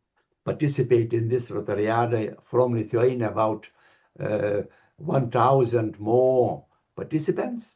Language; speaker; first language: English; non-native, learner; Lithuanian